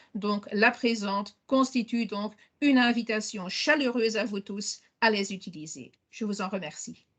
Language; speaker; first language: French; non-native, local second language; Dutch